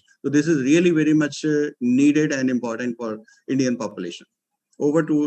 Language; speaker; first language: English; non-native, local second language; Hindi